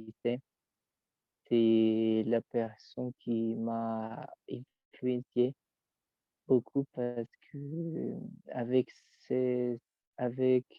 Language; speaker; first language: French; non-native, learner; Spanish